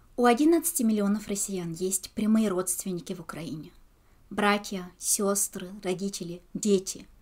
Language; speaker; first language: Russian; early bilingual, heritage; Russian